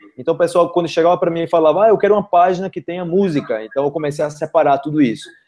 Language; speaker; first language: Portuguese; native; Portuguese